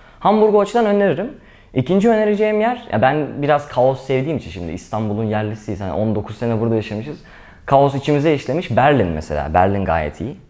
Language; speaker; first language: Turkish; native; Turkish